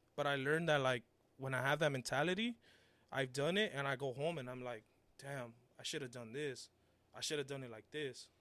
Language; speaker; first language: English; early bilingual, other home language; Spanish